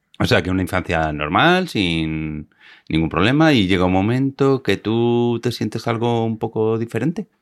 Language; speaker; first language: Spanish; native; Spanish